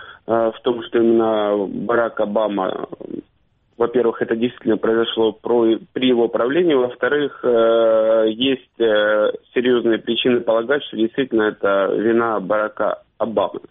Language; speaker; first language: Russian; native; Russian